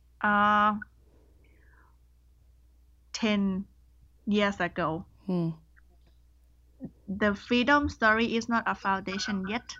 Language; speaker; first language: English; non-native, learner; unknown